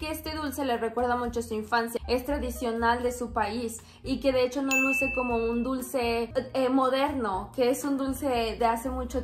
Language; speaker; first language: Spanish; native; Spanish